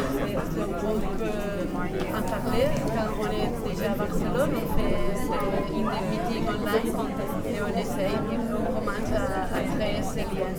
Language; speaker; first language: French; non-native, fluent; Spanish